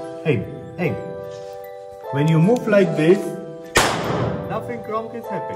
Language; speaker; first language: English; non-native, learner; Polish